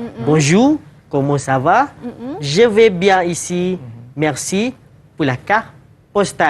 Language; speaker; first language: French; non-native, fluent; Malay